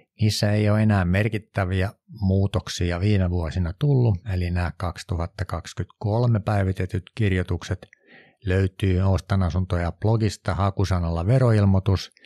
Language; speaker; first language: Finnish; native; Finnish